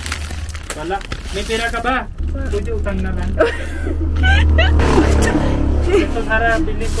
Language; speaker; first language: Filipino; non-native, learner; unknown